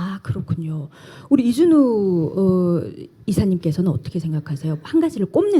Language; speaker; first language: Korean; native; Korean